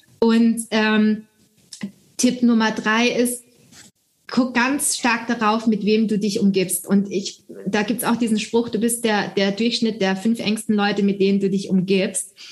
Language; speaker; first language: German; early bilingual, other home language; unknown